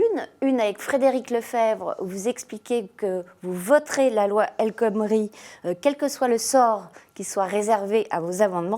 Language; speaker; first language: French; native; French